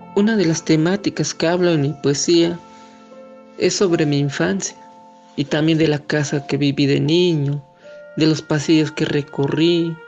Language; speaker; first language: Spanish; native; Spanish